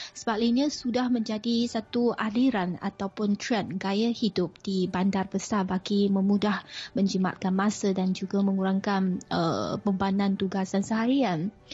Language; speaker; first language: Malay; non-native, fluent; Chinese